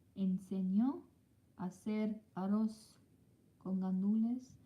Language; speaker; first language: Spanish; non-native, learner; English